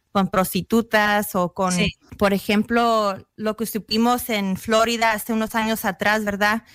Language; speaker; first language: Spanish; early bilingual, heritage; Spanish